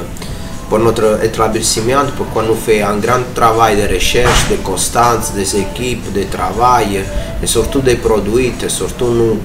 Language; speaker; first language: French; non-native, fluent; Italian